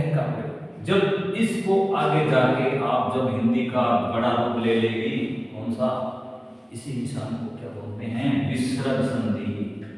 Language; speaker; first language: Hindi; native; Hindi